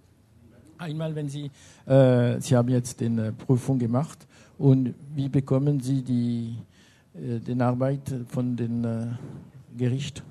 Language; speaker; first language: German; non-native, learner; French